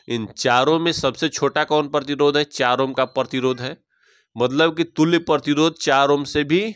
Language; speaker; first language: Hindi; native; Hindi